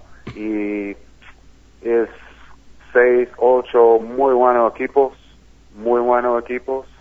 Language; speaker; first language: Spanish; non-native, learner; English